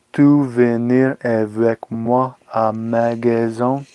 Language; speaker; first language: French; non-native, learner; English